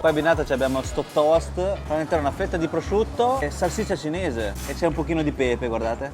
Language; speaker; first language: Italian; early bilingual, other home language; Chinese